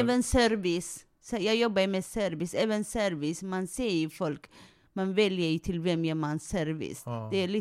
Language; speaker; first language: Swedish; non-native, fluent; Tigrinya